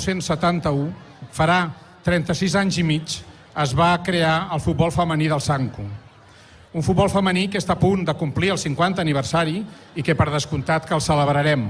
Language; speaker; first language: Catalan; native; Catalan